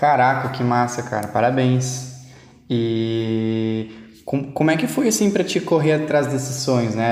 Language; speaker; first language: Portuguese; native; Portuguese